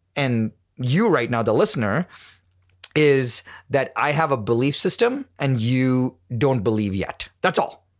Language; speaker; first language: English; non-native, local second language; Tamil